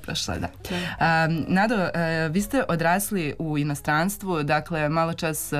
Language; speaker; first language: Serbian; native; Serbian